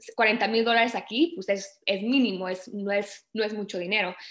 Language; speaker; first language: Spanish; early bilingual, other home language; English